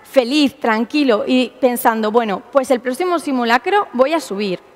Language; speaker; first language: Spanish; native; Spanish